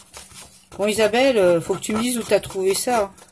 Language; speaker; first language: French; native; French